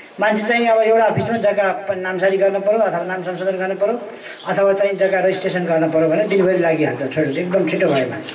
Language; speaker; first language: Nepali; native; Nepali